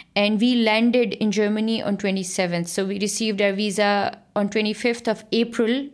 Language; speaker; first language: English; non-native, local second language; Punjabi